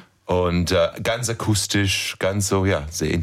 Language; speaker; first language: German; non-native, learner; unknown